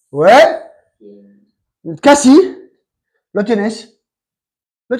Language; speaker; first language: Spanish; non-native, fluent; French